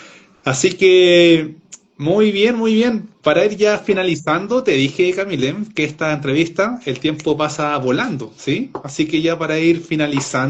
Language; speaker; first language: Spanish; native; Spanish